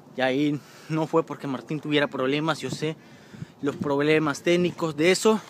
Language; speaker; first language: Spanish; native; Spanish